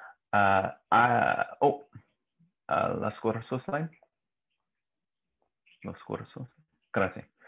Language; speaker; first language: Italian; non-native, learner; English